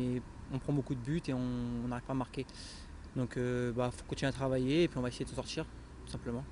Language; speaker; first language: French; native; French